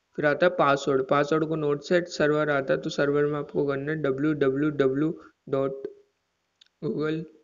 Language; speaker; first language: Hindi; native; Hindi